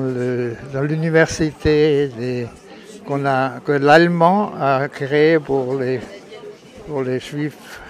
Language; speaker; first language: French; non-native, local second language; German